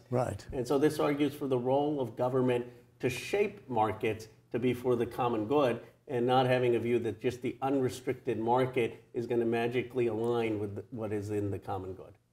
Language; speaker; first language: English; native; English